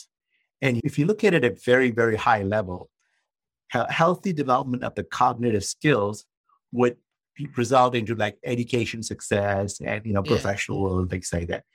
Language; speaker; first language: English; non-native, local second language; Tamil